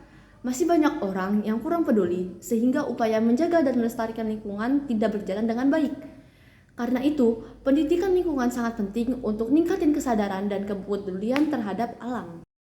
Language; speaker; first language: Indonesian; native; Indonesian